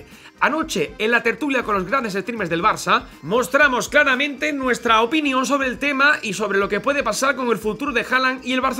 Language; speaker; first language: Spanish; native; Spanish